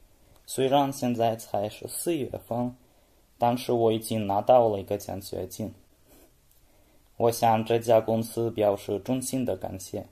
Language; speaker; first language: Chinese; non-native, fluent; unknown